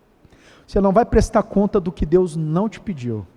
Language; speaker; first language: Portuguese; native; Portuguese